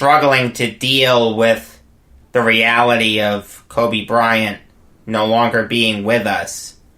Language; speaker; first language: English; native; English